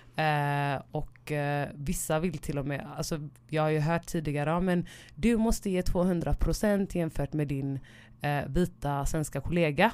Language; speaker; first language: Swedish; early bilingual, other home language; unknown